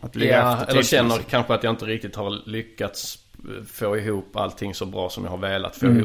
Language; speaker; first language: Swedish; native; Swedish